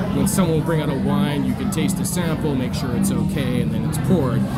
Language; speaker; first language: English; native; English